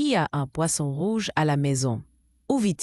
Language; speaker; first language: French; non-native, learner; Arabic